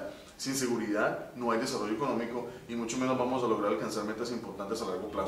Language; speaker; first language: Spanish; native; Spanish